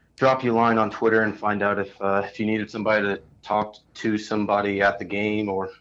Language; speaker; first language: English; native; English